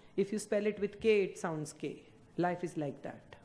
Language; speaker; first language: English; non-native, local second language; Gujarati